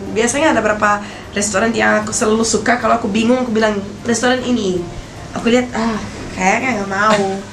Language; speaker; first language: Indonesian; non-native, fluent; Portuguese